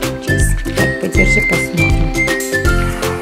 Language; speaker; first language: Russian; native; Russian